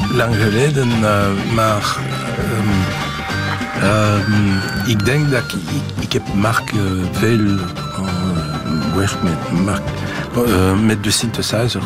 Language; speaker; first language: Dutch; non-native, local second language; French